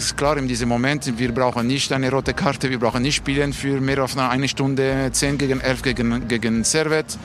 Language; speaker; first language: German; non-native, learner; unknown